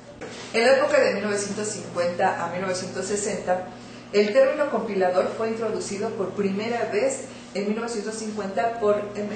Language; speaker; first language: Spanish; native; Spanish